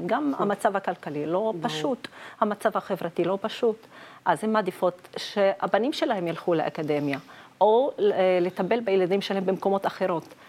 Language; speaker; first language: Hebrew; non-native, local second language; Arabic